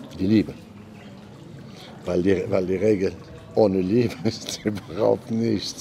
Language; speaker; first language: German; non-native, fluent; Arabic